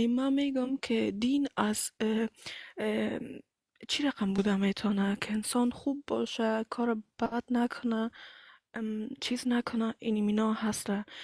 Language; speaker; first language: Persian; early bilingual, heritage; Persian